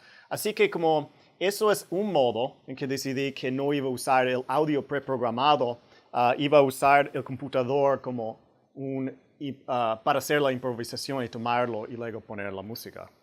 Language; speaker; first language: Spanish; non-native, fluent; English